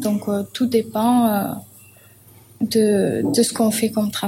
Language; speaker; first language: French; non-native, fluent; German